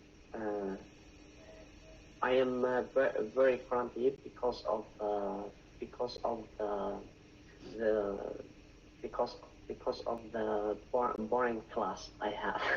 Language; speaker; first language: English; non-native, learner; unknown